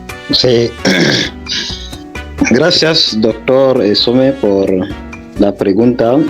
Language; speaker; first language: Spanish; non-native, fluent; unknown